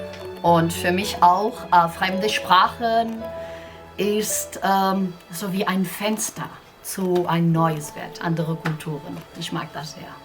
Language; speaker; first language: German; non-native, fluent; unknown